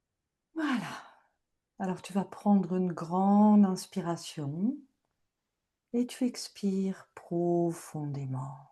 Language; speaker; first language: French; native; French